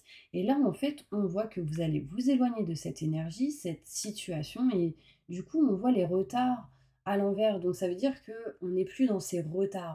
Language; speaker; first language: French; native; French